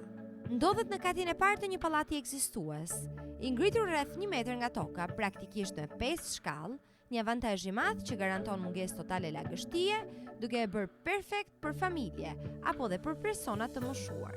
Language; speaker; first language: Albanian; native; Albanian